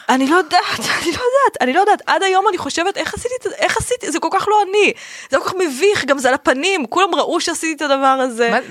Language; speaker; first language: Hebrew; native; Hebrew